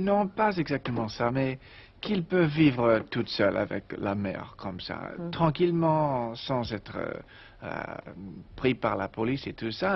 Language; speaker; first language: French; non-native, learner; English